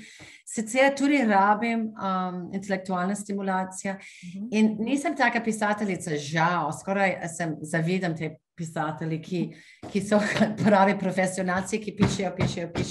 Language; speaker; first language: Slovenian; non-native, fluent; English